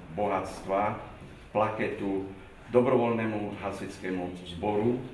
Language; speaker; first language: Slovak; non-native, local second language; Rusyn